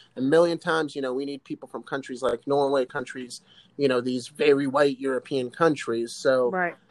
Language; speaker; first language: English; native; English